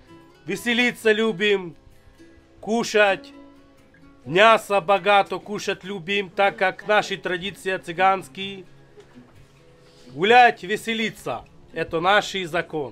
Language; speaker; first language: Ukrainian; non-native, local second language; Romany